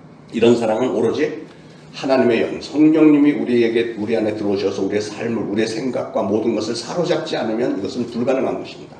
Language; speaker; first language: Korean; native; Korean